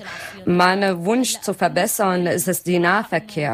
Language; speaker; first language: German; non-native, learner; Arabic